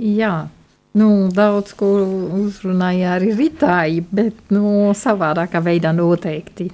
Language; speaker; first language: Latvian; non-native, fluent; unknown